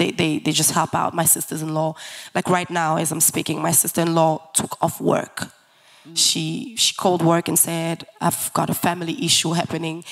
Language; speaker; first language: English; early bilingual, other home language; Lingala